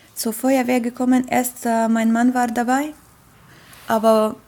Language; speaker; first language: German; non-native, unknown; Arabic